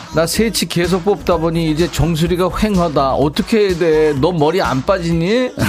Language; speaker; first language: Korean; native; Korean